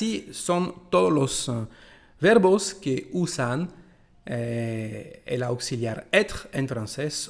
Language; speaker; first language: Spanish; non-native, fluent; French